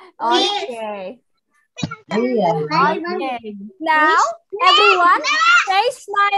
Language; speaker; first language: English; non-native, local second language; Indonesian